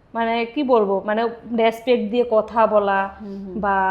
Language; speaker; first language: Bangla; native; Bangla